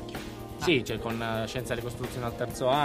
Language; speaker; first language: Italian; native; Italian